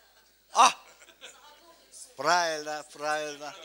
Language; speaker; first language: Russian; non-native, local second language; Azerbaijani